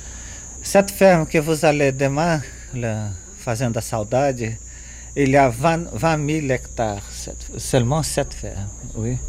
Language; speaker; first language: French; non-native, fluent; Portuguese